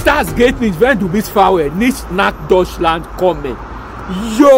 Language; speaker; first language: German; non-native, learner; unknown